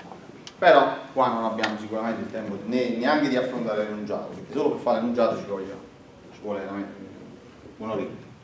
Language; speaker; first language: Italian; native; Italian